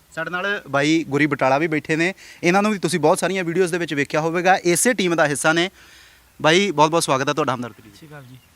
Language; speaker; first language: Punjabi; native; Punjabi